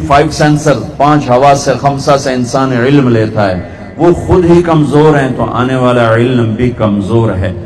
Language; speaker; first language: Urdu; non-native, local second language; Punjabi